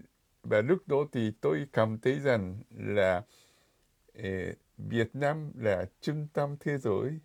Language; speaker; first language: Vietnamese; non-native, fluent; Japanese